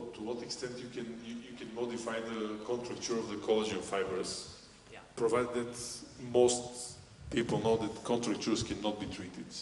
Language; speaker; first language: English; non-native, fluent; Bulgarian